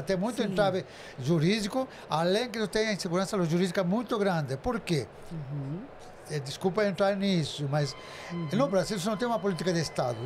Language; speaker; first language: Portuguese; non-native, fluent; Spanish